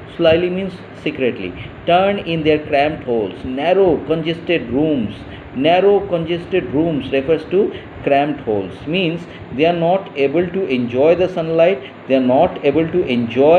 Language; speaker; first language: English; non-native, local second language; Hindi